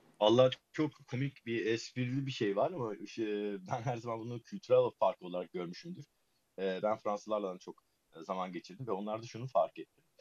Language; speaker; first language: Turkish; early bilingual, heritage; Turkish